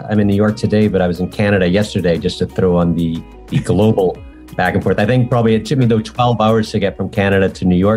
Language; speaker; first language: English; native; English